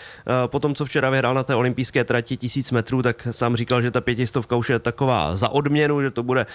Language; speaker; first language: Czech; native; Czech